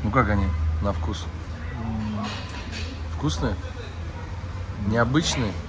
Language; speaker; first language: Russian; native; Russian